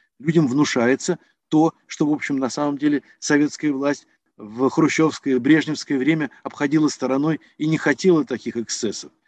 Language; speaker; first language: Russian; native; Russian